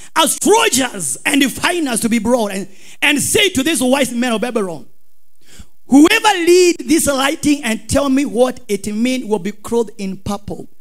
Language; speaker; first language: English; non-native, local second language; Swahili